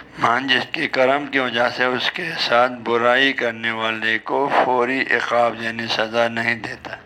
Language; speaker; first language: Urdu; non-native, local second language; Balti